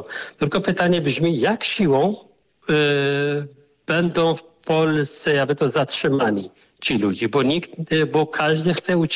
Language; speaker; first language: Polish; non-native, fluent; Arabic